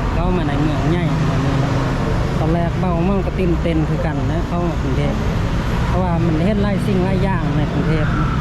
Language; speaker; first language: Thai; non-native, fluent; Lao